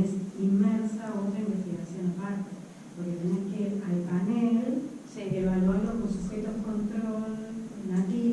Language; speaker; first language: Spanish; native; Spanish